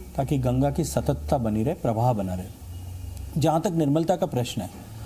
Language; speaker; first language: Hindi; native; Hindi